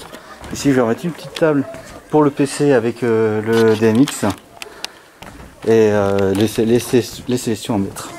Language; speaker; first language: French; native; French